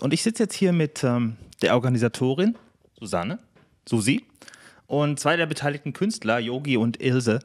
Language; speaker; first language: German; native; German